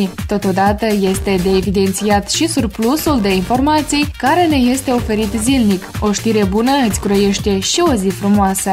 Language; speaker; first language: Romanian; native; Romanian